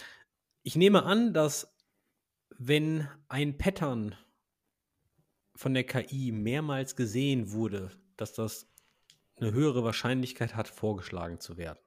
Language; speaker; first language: German; native; German